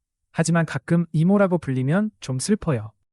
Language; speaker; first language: Korean; non-native, fluent; Chinese